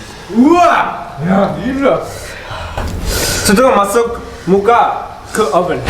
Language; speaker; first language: Indonesian; non-native, learner; Japanese